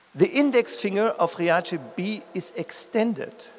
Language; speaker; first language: English; non-native, fluent; German